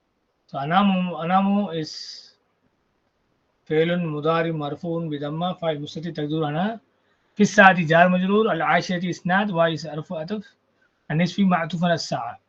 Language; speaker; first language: Arabic; non-native, fluent; Tamil